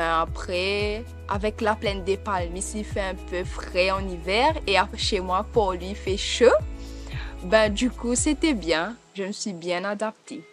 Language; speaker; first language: French; non-native, local second language; Morisyen